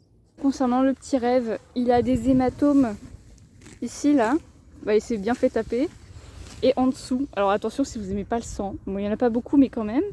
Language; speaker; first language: French; native; French